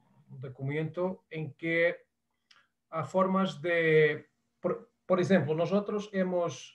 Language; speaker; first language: Spanish; non-native, fluent; Portuguese